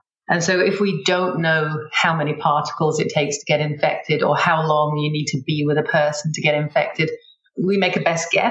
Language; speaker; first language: English; native; English